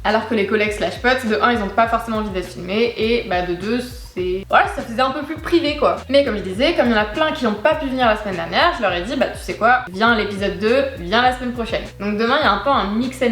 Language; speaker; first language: French; native; French